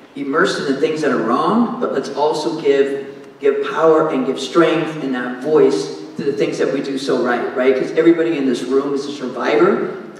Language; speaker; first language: English; native; English